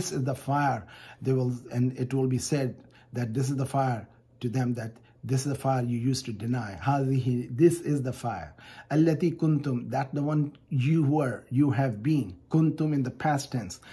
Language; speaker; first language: English; non-native, fluent; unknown